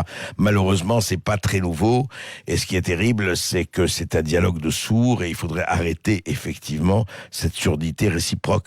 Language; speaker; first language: French; native; French